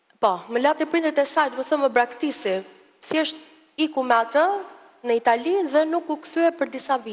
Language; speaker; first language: Albanian; early bilingual, heritage; Albanian